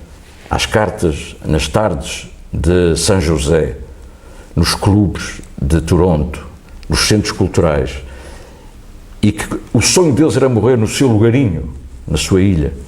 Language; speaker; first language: Portuguese; native; Portuguese